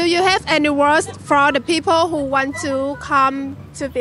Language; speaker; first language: English; non-native, learner; Vietnamese